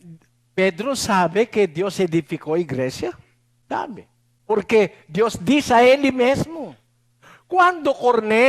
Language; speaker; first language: Portuguese; non-native, learner; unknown